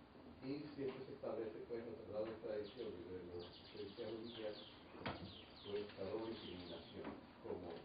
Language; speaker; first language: Spanish; native; Spanish